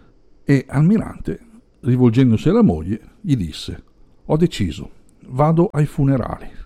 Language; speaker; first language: Italian; native; Italian